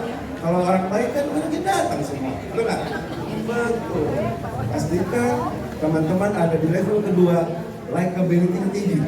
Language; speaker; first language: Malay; non-native, local second language; Sundanese